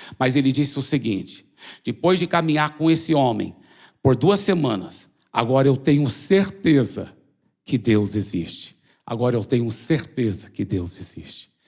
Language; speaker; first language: Portuguese; early bilingual, other home language; English